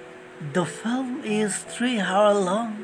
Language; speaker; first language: English; non-native, learner; Nepali